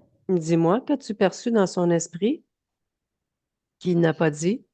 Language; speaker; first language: French; native; French